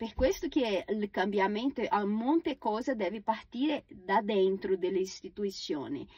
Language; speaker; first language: Italian; non-native, fluent; Portuguese